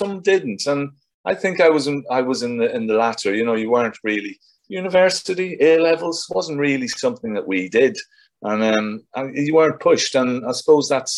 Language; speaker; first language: English; native; English